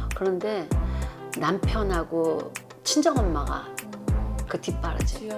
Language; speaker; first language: Korean; native; Korean